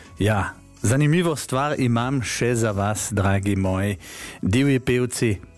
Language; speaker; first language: Slovenian; native; Slovenian